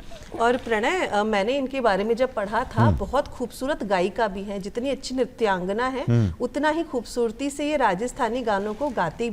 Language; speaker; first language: Hindi; native; Hindi